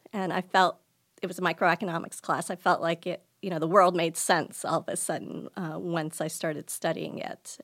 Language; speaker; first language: English; early bilingual, other home language; Gujarati